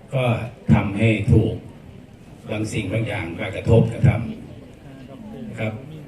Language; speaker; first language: Thai; native; Thai